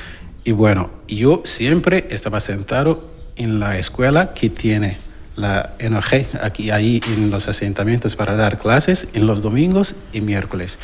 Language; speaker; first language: Spanish; non-native, fluent; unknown